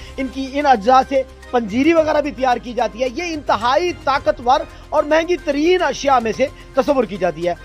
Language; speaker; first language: Urdu; non-native, local second language; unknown